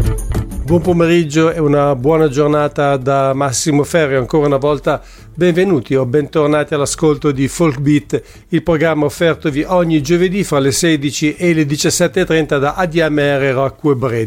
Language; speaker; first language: Italian; native; Italian